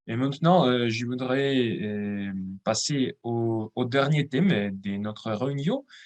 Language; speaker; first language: French; non-native, fluent; Russian